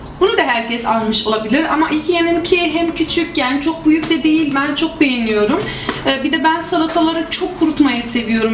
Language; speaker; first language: Turkish; non-native, fluent; Arabic